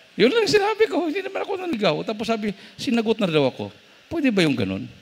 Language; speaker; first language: Filipino; non-native, local second language; Cebuano